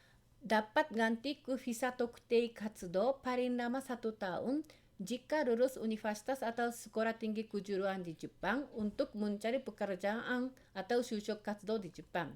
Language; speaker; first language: Indonesian; non-native, fluent; Japanese